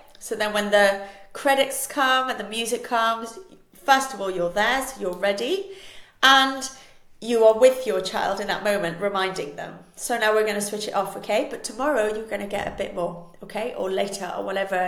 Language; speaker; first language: English; non-native, fluent; Spanish